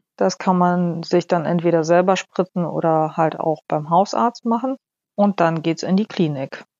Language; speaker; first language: German; early bilingual, other home language; Polish